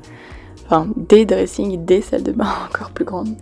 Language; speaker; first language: French; native; French